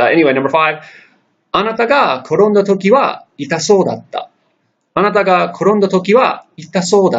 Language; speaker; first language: Japanese; non-native, fluent; English